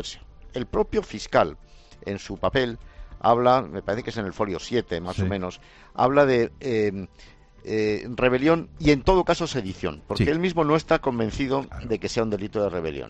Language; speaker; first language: Spanish; native; Spanish